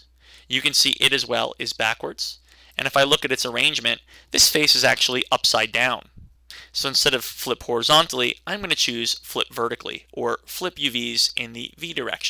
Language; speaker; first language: English; native; English